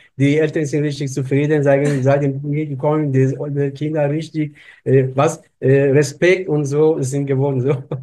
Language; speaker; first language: German; non-native, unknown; Persian